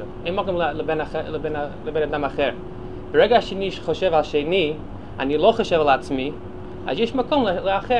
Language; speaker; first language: Hebrew; non-native, fluent; English